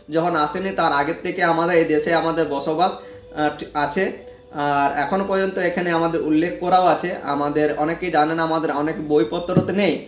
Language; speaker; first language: Bangla; non-native, local second language; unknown